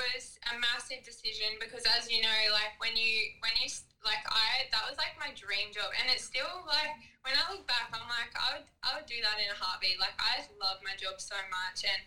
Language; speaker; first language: English; native; English